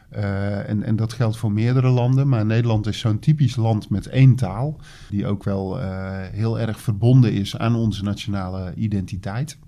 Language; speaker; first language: Dutch; native; Dutch